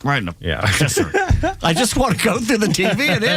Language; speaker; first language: English; native; English